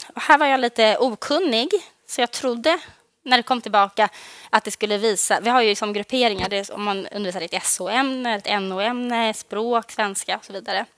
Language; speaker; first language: Swedish; native; Swedish